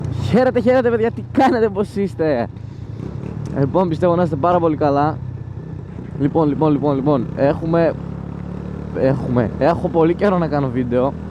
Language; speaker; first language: Greek; native; Greek